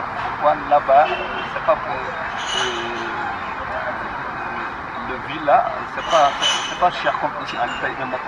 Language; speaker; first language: French; non-native, learner; Wolof